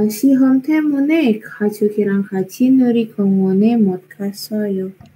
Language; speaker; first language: Korean; non-native, learner; Indonesian